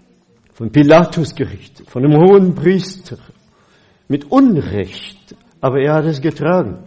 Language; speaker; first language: German; non-native, fluent; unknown